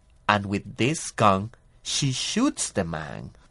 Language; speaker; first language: English; non-native, fluent; Spanish